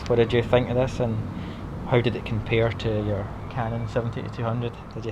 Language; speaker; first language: English; native; English